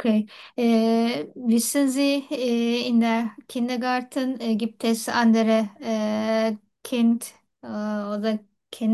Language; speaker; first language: German; non-native, learner; Turkish